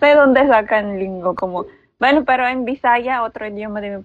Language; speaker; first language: Spanish; non-native, learner; Filipino